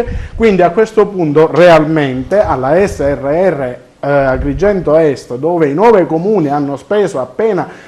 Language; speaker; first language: Italian; native; Italian